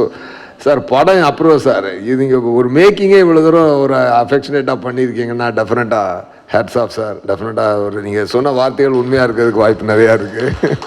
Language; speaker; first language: Tamil; native; Tamil